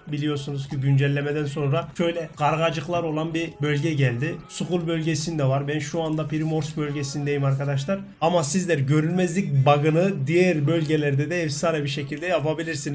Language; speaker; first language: Turkish; native; Turkish